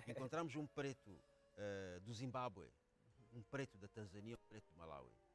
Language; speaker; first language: Portuguese; non-native, local second language; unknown